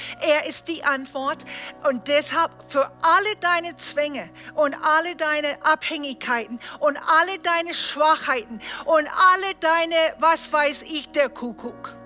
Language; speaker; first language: German; non-native, fluent; English